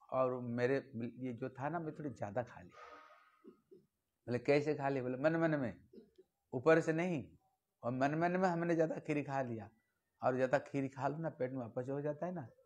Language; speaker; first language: Hindi; non-native, local second language; Bangla